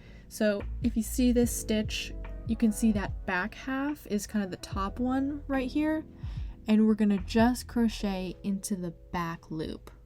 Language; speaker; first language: English; native; English